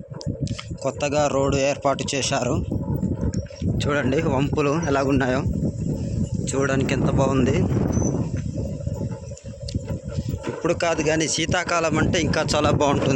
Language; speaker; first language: Telugu; native; Telugu